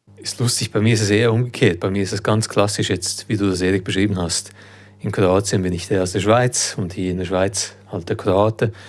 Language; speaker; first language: German; early bilingual, other home language; Croatian